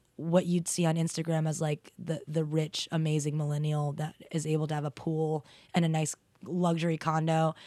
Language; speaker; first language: English; native; English